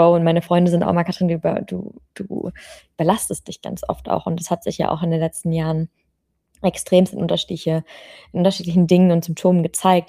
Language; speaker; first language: German; native; German